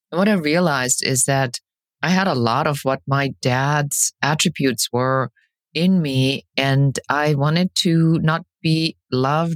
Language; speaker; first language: English; non-native, fluent; German